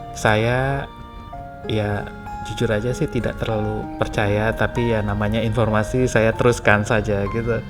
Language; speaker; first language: Indonesian; native; Indonesian